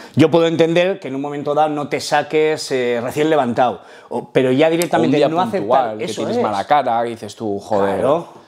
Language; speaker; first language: Spanish; non-native, fluent; Arabic